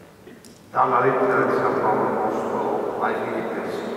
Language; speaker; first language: Italian; native; Italian